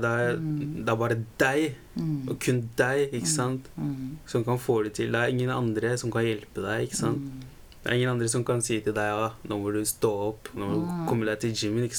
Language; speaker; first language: Norwegian; early bilingual, other home language; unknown